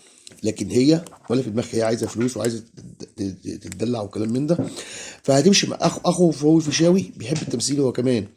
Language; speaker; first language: Arabic; native; Arabic